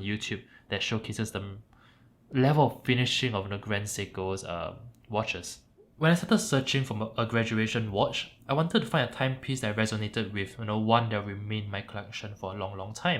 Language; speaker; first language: English; native; English